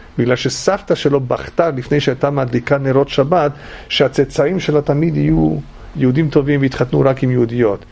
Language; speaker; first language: Hebrew; non-native, fluent; English